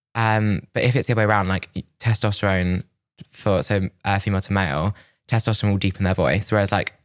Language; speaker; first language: English; native; English